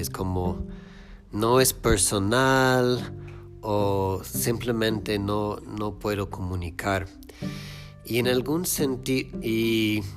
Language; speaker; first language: Spanish; non-native, fluent; English